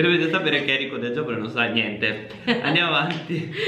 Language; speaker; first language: Italian; native; Italian